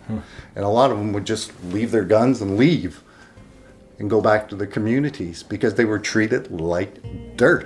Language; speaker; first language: English; non-native, fluent; French